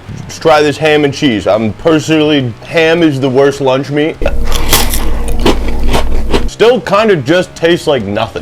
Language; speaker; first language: English; native; English